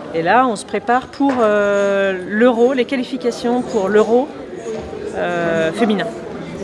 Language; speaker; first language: French; native; French